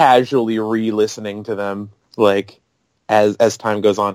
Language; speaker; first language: English; native; English